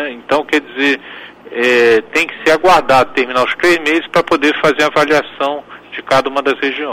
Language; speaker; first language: Portuguese; native; Portuguese